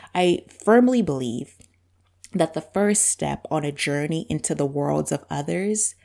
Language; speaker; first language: English; non-native, local second language; Bemba